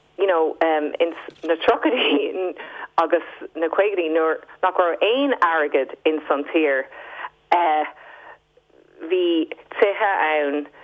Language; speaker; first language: Irish; non-native, local second language; English